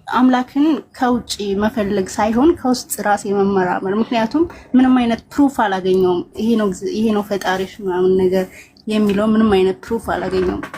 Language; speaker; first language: Amharic; native; Amharic